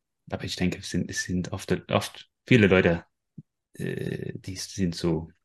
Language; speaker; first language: German; non-native, fluent; English